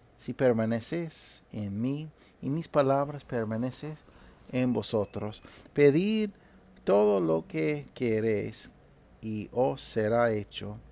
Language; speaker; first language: Spanish; non-native, fluent; English